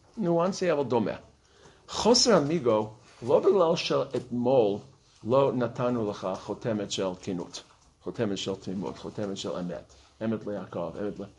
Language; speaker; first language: Hebrew; non-native, fluent; English